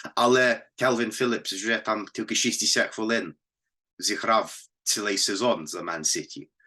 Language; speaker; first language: Ukrainian; non-native, fluent; English